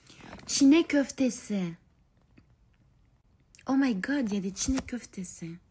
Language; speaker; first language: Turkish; early bilingual, heritage; Turkish